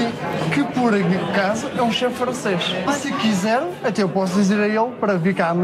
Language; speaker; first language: Portuguese; native; Portuguese